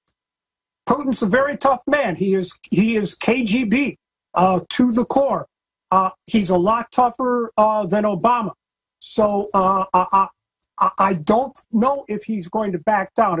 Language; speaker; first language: English; native; English